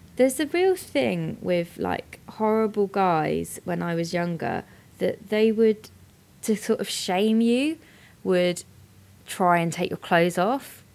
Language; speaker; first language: English; native; English